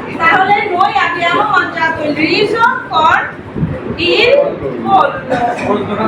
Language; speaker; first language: Italian; non-native, fluent; Bangla